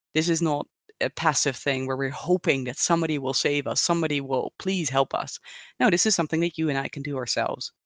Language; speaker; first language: English; non-native, fluent; Dutch